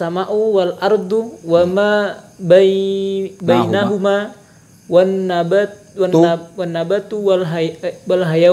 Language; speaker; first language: Arabic; non-native, learner; Indonesian